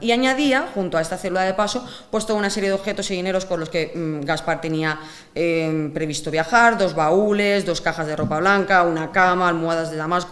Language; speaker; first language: Spanish; native; Spanish